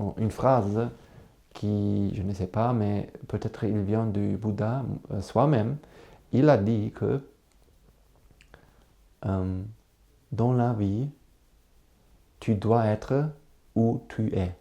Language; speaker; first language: French; non-native, learner; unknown